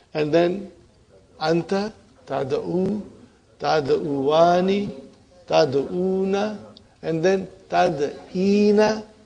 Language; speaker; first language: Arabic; non-native, fluent; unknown